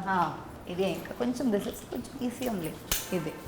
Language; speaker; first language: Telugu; non-native, learner; Malayalam